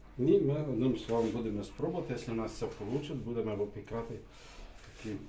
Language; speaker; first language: Ukrainian; native; Ukrainian